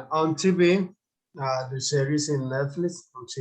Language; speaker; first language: English; non-native, learner; Spanish